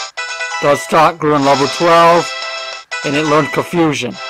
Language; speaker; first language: English; native; English